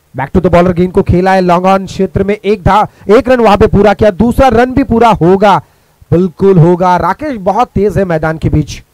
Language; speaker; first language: Hindi; non-native, local second language; Marathi